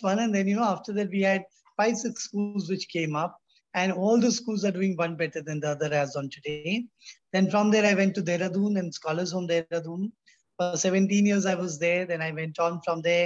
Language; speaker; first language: English; non-native, local second language; Hindi